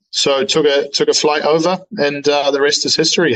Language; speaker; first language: English; native; English